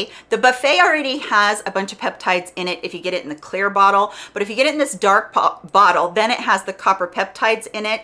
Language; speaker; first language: English; native; English